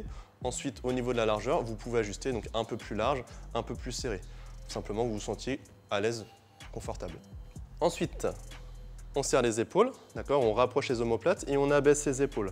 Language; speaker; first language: French; native; French